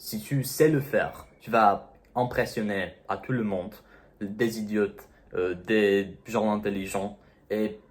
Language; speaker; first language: French; non-native, fluent; Romanian